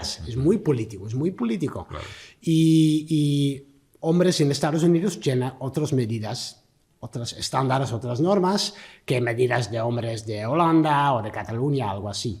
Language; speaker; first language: Spanish; non-native, learner; Dutch